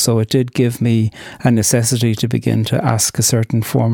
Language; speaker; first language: English; non-native, local second language; Irish